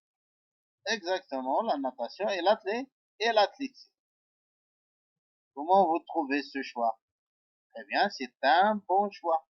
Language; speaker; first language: French; non-native, local second language; Arabic